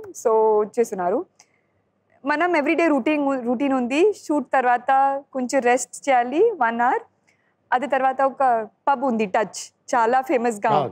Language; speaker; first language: Telugu; non-native, learner; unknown